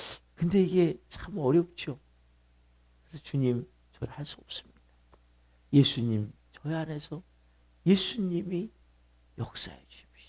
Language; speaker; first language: Korean; native; Korean